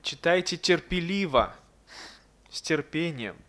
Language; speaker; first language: Russian; native; Russian